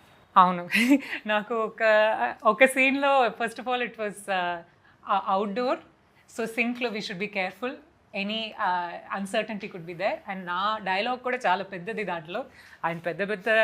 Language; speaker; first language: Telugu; non-native, fluent; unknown